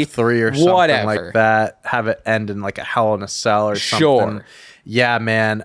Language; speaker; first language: English; native; English